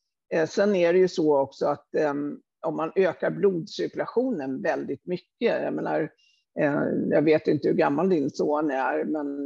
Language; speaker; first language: Swedish; native; Swedish